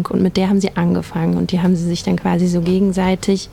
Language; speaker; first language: German; native; German